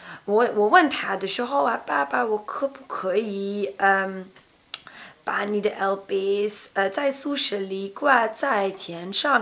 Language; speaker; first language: Chinese; non-native, learner; Dutch